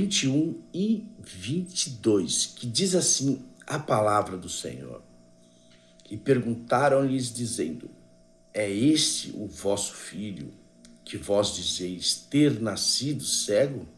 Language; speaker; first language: Portuguese; native; Portuguese